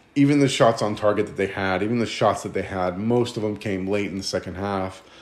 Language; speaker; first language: English; early bilingual, other home language; Greek